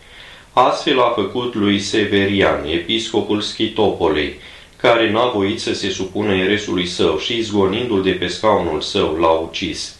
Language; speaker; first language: Romanian; native; Romanian